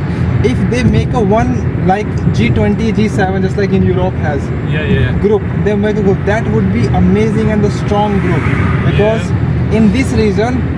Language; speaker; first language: English; non-native, local second language; Hindi